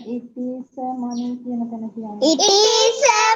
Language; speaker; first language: English; non-native, learner; Sinhala